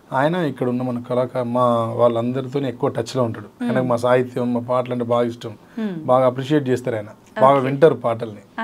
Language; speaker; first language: Telugu; native; Telugu